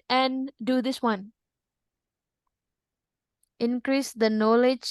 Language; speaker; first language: English; non-native, fluent; Indonesian